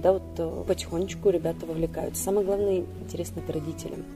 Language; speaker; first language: Russian; native; Russian